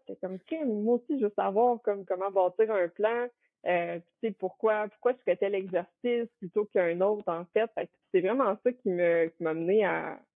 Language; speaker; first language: French; native; French